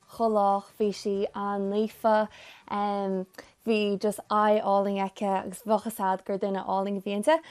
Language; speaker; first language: Irish; native; Irish